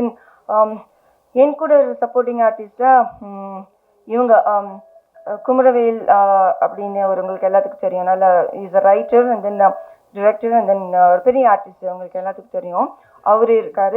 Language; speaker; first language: Tamil; early bilingual, heritage; Tamil